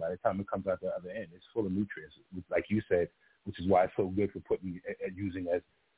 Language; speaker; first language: English; non-native, local second language; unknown